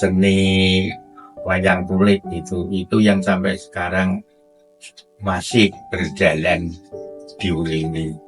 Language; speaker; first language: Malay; non-native, local second language; Javanese